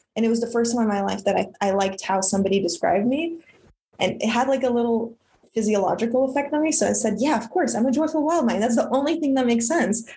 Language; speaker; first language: English; early bilingual, other home language; Russian